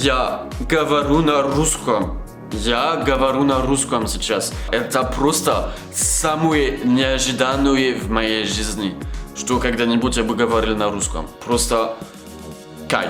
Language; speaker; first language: Russian; non-native, learner; French